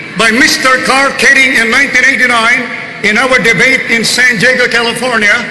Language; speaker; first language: English; non-native, local second language; Filipino